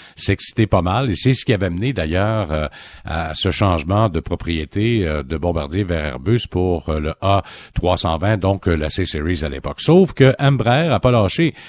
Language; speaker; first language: French; native; French